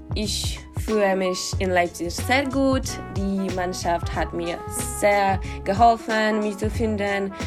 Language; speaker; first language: German; non-native, fluent; Polish